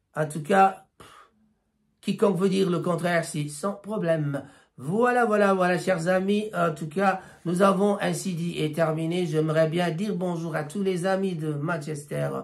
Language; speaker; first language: French; non-native, local second language; Lingala